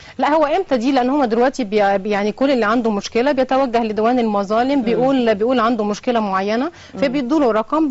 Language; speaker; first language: Arabic; native; Arabic